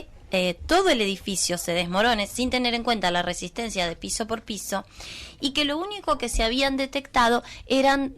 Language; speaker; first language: Spanish; native; Spanish